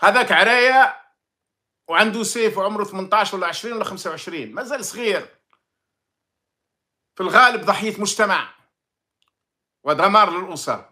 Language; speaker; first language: Arabic; native; Arabic